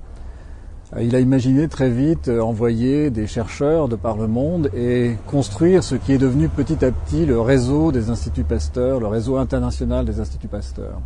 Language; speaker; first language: French; native; French